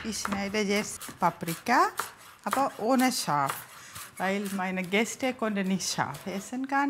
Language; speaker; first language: German; non-native, learner; Tamil